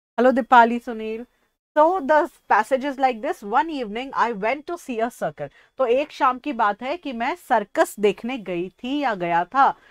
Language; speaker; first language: Hindi; native; Hindi